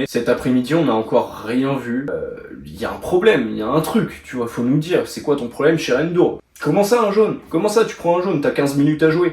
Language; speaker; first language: French; native; French